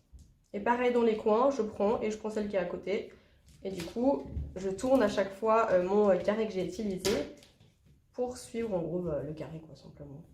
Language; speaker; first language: French; native; French